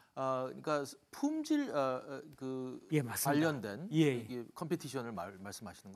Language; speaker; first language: Korean; native; Korean